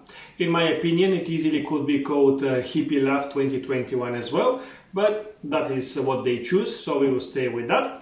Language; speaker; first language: English; non-native, fluent; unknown